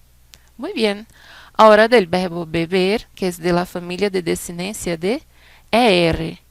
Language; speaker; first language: Spanish; non-native, fluent; Portuguese